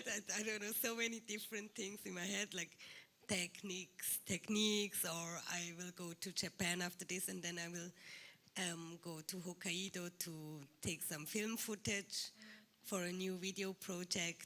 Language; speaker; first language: English; non-native, fluent; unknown